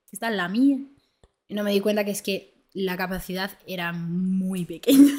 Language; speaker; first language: Spanish; early bilingual, other home language; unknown